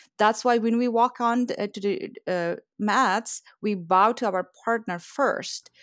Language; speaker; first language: English; non-native, fluent; Persian